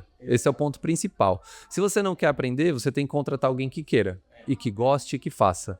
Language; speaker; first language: Portuguese; native; Portuguese